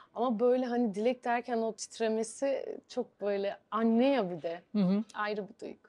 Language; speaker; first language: Turkish; non-native, fluent; Bulgarian